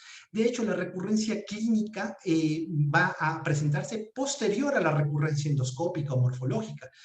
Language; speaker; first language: Spanish; native; Spanish